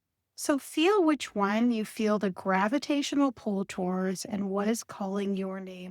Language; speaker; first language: English; native; English